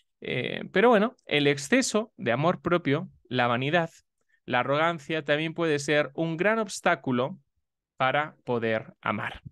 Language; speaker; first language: Spanish; native; Spanish